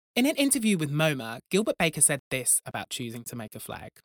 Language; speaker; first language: English; native; English